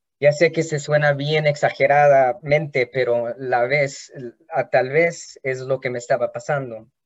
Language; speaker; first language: Spanish; early bilingual, heritage; Spanish